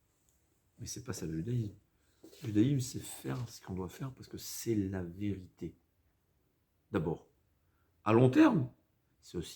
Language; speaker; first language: French; native; French